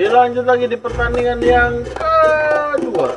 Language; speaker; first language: Indonesian; native; Indonesian